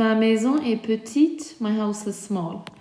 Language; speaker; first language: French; non-native, fluent; English